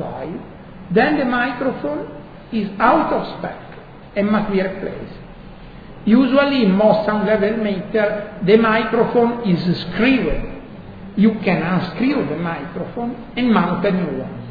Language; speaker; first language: English; non-native, fluent; Italian